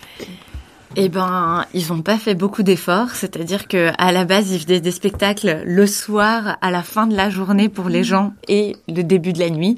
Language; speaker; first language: French; native; French